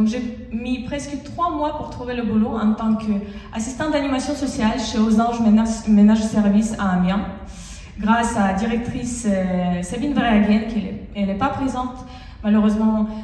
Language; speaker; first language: French; non-native, fluent; Russian